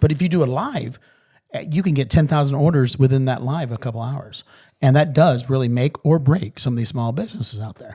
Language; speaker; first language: English; native; English